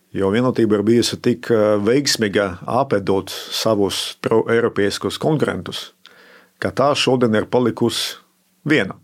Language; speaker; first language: Latvian; native; Latvian